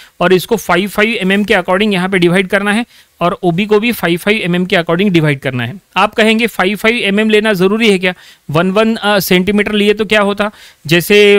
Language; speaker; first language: Hindi; non-native, local second language; Marathi